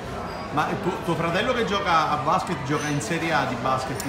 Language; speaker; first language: Italian; native; Italian